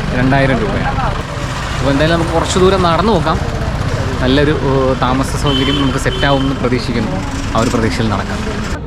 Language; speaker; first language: Malayalam; native; Malayalam